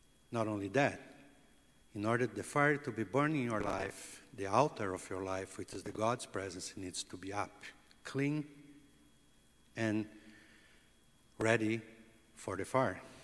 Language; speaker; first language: English; non-native, fluent; Portuguese